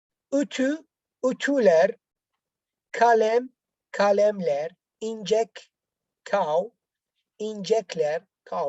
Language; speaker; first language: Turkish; non-native, learner; Arabic